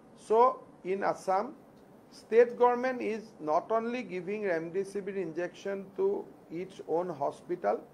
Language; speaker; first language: English; non-native, local second language; Assamese